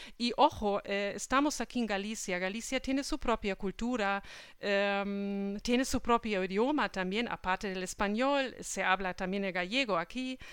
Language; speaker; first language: Spanish; non-native, fluent; German